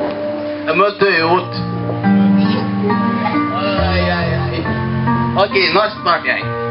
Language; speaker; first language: Norwegian; non-native, learner; Portuguese